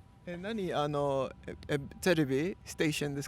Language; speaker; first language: Japanese; non-native, learner; English